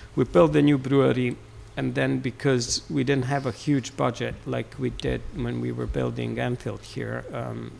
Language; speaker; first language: English; non-native, fluent; Serbian